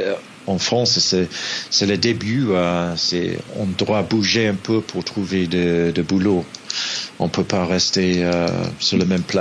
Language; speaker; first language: French; non-native, fluent; English